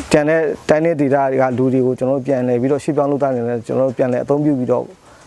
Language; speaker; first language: Burmese; non-native, local second language; Mon